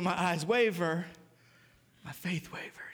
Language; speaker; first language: English; native; English